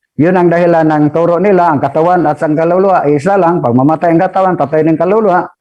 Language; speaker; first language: Filipino; non-native, local second language; Cebuano